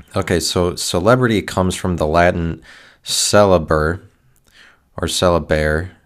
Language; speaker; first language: English; native; English